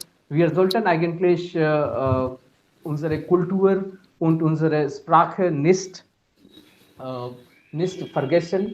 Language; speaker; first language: German; non-native, fluent; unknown